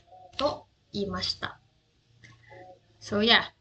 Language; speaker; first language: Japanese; non-native, learner; Indonesian